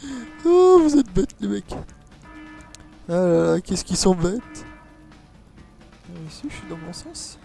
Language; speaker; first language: French; native; French